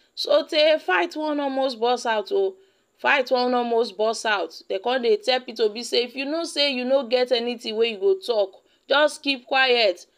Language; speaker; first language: Nigerian Pidgin; native; Nigerian Pidgin